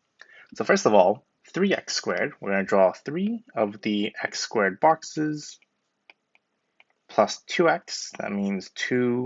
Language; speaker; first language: English; native; English